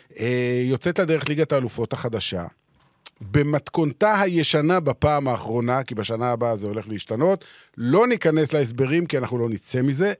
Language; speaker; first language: Hebrew; native; Hebrew